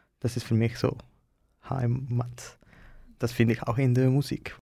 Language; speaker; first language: German; non-native, fluent; Spanish